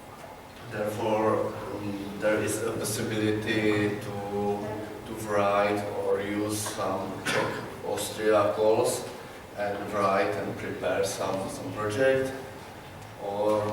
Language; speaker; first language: English; non-native, learner; Czech